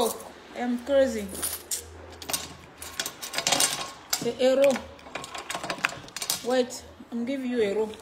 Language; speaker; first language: English; non-native, learner; French